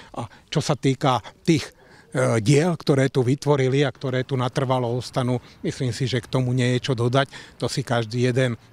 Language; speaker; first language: Slovak; native; Slovak